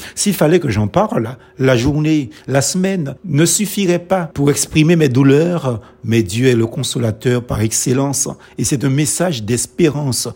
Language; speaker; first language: French; non-native, local second language; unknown